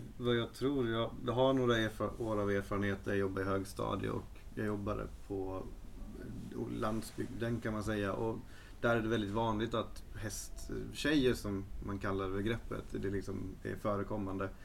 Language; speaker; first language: Swedish; native; Swedish